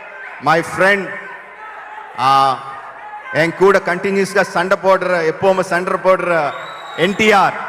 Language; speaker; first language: Tamil; non-native, local second language; Telugu